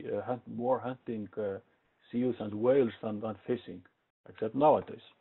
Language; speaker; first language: English; non-native, fluent; Icelandic